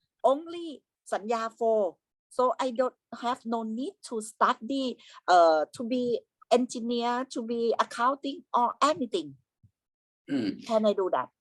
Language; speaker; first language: English; non-native, learner; Thai